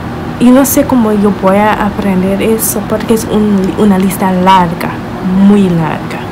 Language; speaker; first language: Spanish; non-native, learner; English